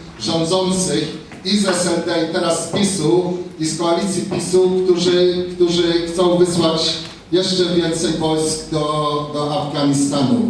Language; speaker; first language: Polish; non-native, fluent; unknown